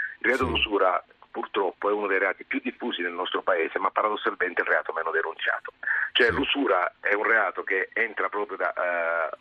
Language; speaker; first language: Italian; native; Italian